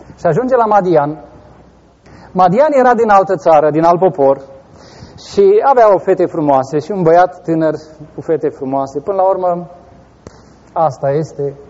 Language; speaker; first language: Romanian; native; Romanian